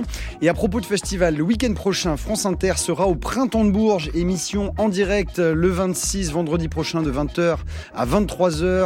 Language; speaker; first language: French; native; French